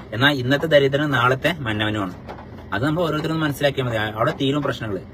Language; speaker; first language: Malayalam; native; Malayalam